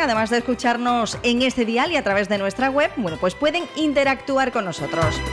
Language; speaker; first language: Spanish; native; Spanish